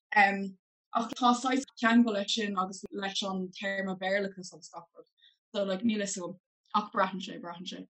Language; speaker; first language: Irish; non-native, local second language; English